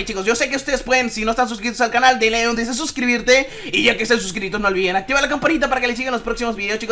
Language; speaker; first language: Spanish; native; Spanish